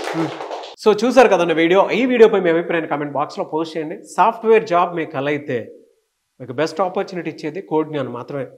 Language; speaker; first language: Telugu; native; Telugu